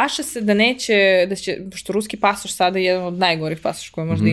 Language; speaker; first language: Serbian; early bilingual, heritage; Serbian